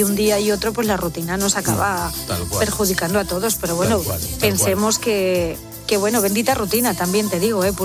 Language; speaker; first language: Spanish; native; Spanish